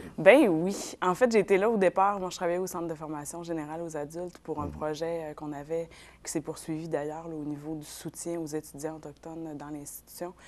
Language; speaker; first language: French; non-native, local second language; Innu-aimun